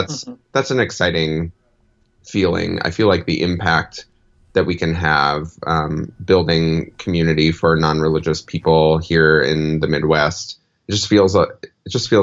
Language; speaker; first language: English; native; English